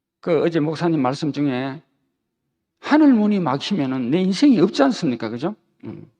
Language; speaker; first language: Korean; native; Korean